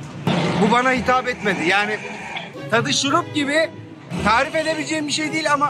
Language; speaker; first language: Turkish; native; Turkish